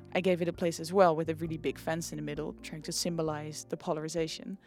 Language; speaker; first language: English; non-native, fluent; Dutch